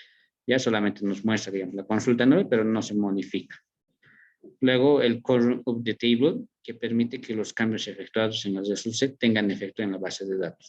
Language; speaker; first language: Spanish; native; Spanish